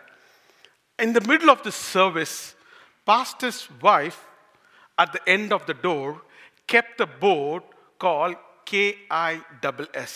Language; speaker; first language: English; non-native, local second language; Tamil